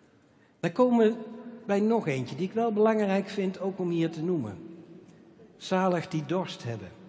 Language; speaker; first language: Dutch; native; Dutch